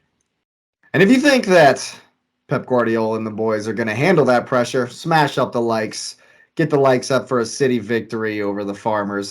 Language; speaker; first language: English; native; English